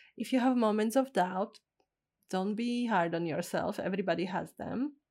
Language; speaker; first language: English; non-native, fluent; Czech